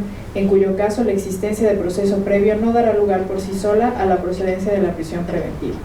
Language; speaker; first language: Spanish; native; Spanish